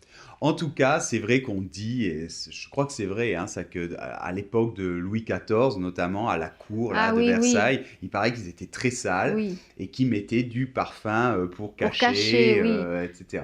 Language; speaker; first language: French; native; French